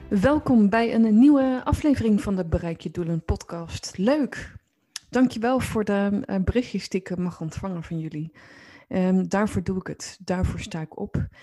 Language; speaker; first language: Dutch; native; Dutch